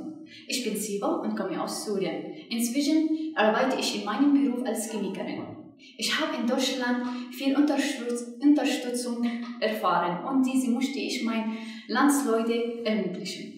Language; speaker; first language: German; non-native, fluent; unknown